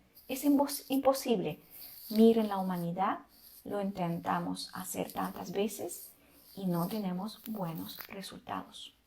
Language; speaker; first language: Spanish; non-native, fluent; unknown